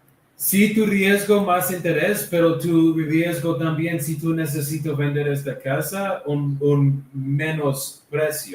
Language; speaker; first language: Spanish; non-native, learner; English